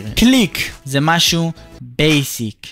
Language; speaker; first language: Hebrew; native; Hebrew